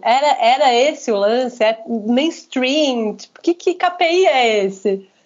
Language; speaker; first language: Portuguese; native; Portuguese